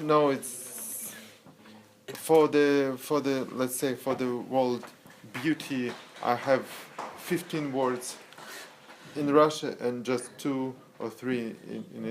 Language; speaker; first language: English; non-native, learner; Russian